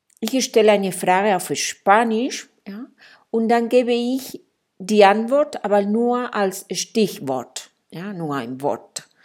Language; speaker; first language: German; non-native, fluent; Spanish